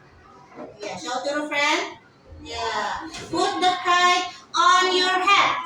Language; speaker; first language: English; non-native, learner; Indonesian